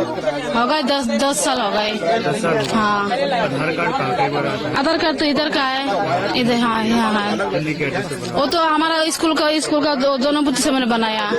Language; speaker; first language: Hindi; non-native, local second language; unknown